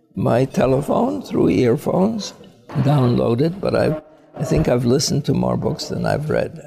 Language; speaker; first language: English; early bilingual, other home language; Polish